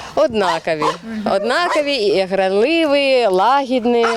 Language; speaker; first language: Ukrainian; non-native, learner; Uzbek